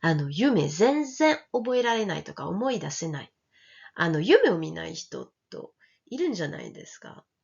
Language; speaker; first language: Japanese; non-native, fluent; French